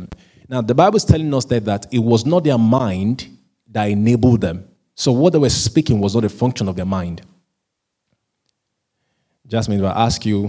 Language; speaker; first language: English; non-native, local second language; Yoruba